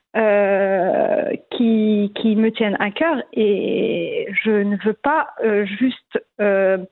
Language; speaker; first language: French; non-native, local second language; Arabic